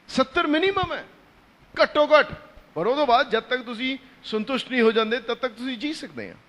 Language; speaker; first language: Hindi; non-native, local second language; Punjabi